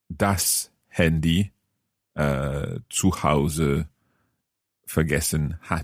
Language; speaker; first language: German; non-native, learner; English